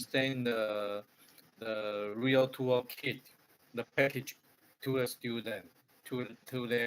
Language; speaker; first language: English; non-native, learner; Chinese